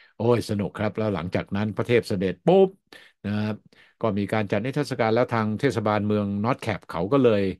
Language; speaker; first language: Thai; native; Thai